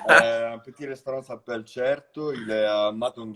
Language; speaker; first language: French; non-native, fluent; Italian